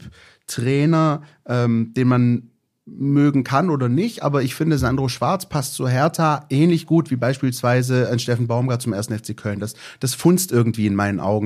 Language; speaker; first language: German; native; German